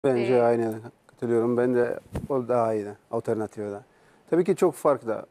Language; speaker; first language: Turkish; non-native, learner; Portuguese